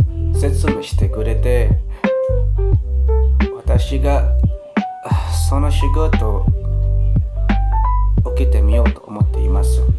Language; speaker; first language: Japanese; non-native, learner; Indonesian